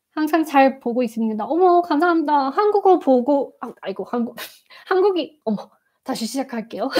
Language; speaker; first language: Korean; non-native, fluent; Afrikaans